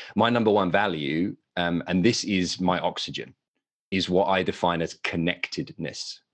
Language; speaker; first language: English; native; English